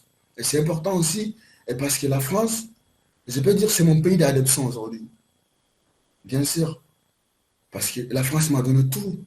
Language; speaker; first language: French; non-native, learner; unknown